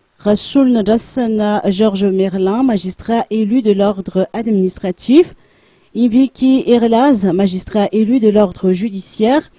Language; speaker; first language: French; non-native, local second language; Malagasy